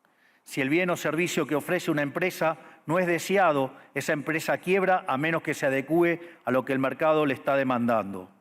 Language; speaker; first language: Spanish; native; Spanish